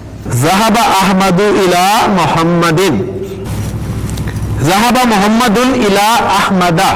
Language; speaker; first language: Arabic; non-native, learner; Urdu